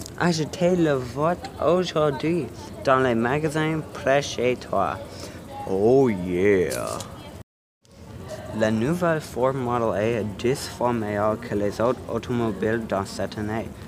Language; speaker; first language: French; non-native, learner; English